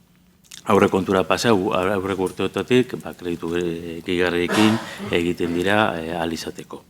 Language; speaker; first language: Basque; native; Basque